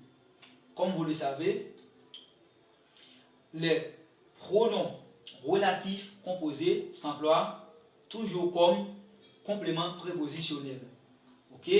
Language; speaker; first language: French; non-native, local second language; Haitian Creole